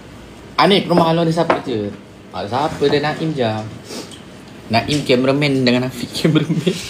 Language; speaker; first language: Malay; native; Malay